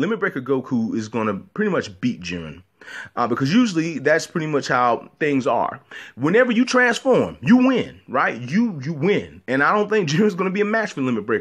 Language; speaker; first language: English; native; English